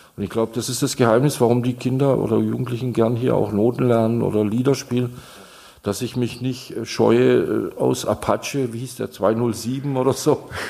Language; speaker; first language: German; non-native, fluent; Czech